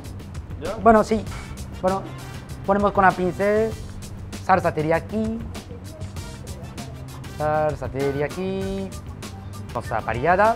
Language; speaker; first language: Spanish; non-native, learner; Japanese